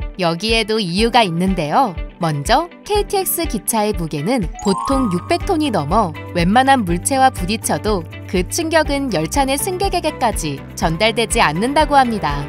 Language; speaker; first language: Korean; native; Korean